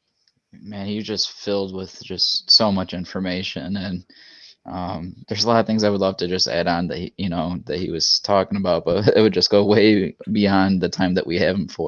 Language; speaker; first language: English; native; English